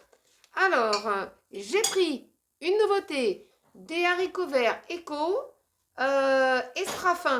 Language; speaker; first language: French; native; French